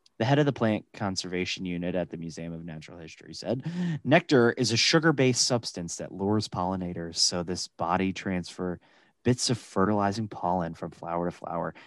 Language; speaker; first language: English; native; English